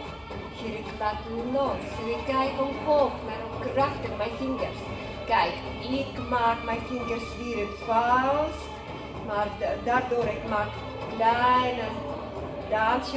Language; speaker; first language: Dutch; non-native, learner; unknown